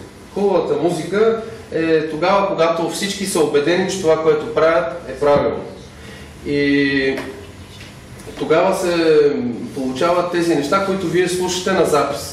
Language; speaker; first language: Bulgarian; native; Bulgarian